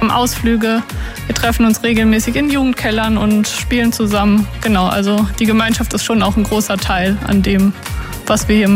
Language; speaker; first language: German; native; German